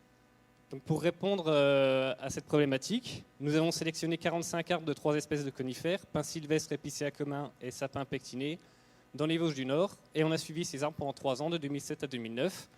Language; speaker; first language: French; native; French